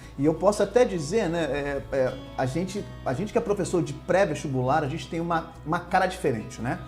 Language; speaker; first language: Portuguese; native; Portuguese